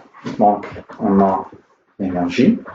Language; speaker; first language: French; non-native, local second language; Arabic